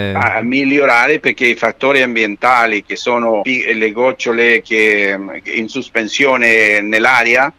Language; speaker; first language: Italian; non-native, fluent; Spanish